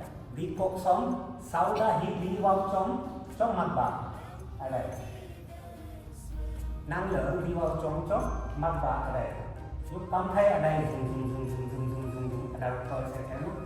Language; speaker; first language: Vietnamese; non-native, learner; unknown